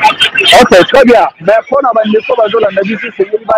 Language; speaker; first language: French; non-native, local second language; Lingala